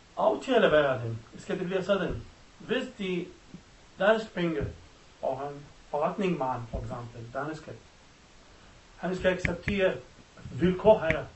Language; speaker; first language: Danish; non-native, learner; Arabic